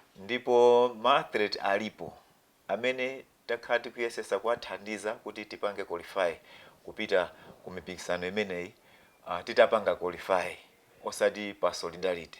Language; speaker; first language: Nyanja; non-native, local second language; Tumbuka